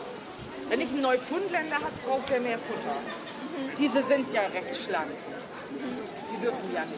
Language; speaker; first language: German; native; German